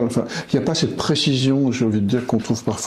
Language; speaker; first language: French; native; French